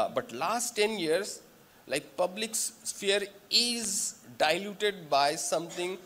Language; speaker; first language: English; non-native, local second language; Marathi